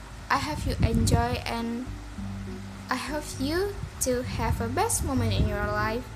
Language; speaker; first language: English; non-native, learner; Indonesian